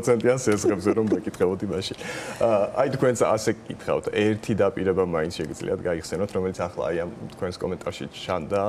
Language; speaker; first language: Georgian; native; Georgian